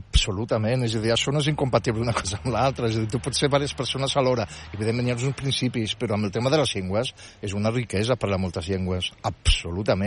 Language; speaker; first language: Catalan; non-native, fluent; Berber languages